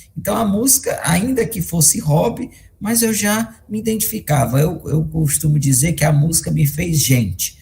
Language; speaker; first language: Portuguese; native; Portuguese